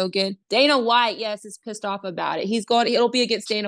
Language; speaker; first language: English; native; English